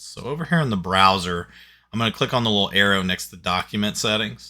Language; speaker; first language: English; native; English